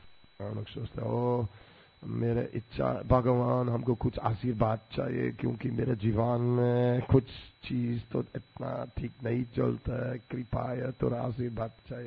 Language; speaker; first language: Hindi; non-native, fluent; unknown